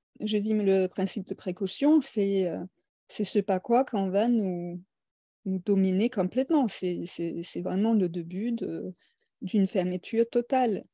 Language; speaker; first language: French; non-native, fluent; Danish